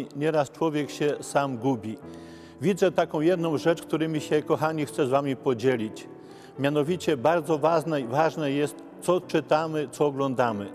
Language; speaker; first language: Polish; native; Polish